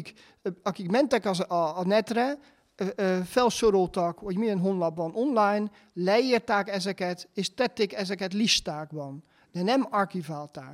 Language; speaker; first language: Hungarian; non-native, fluent; Dutch